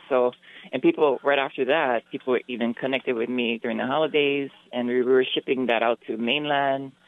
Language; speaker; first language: English; native; English